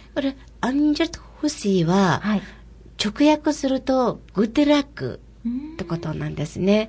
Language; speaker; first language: Japanese; non-native, fluent; Mongolian